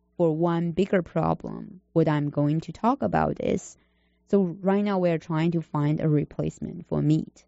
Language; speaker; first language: English; non-native, learner; Chinese